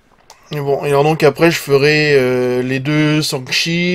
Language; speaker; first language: French; native; French